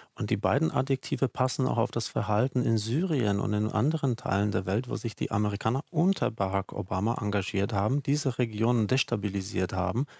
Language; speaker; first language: German; non-native, fluent; Czech